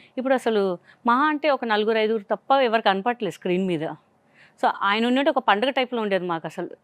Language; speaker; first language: Telugu; non-native, local second language; Hindi